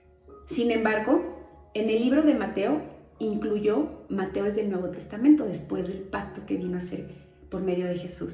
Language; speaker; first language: Spanish; native; Spanish